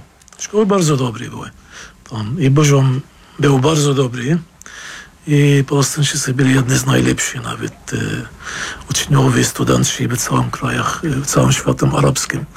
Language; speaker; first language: Polish; non-native, fluent; Arabic